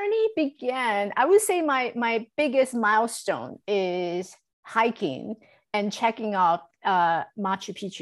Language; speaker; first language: English; non-native, fluent; Chinese